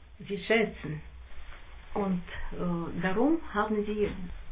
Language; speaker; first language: German; non-native, learner; Russian